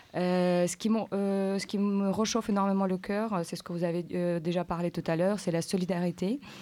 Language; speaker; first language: French; native; French